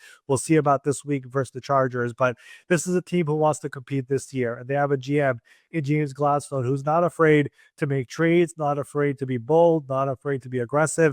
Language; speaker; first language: English; native; English